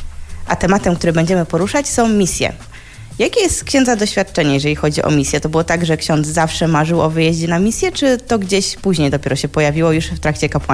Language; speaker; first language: Polish; native; Polish